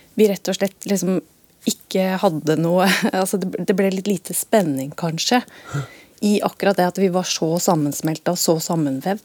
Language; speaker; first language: Norwegian; native; Norwegian